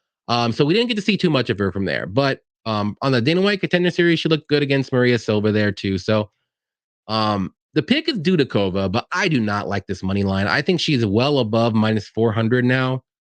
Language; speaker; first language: English; native; English